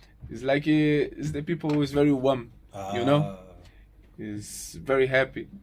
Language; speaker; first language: English; non-native, learner; Portuguese